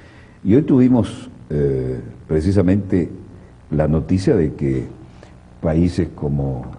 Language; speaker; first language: Spanish; native; Spanish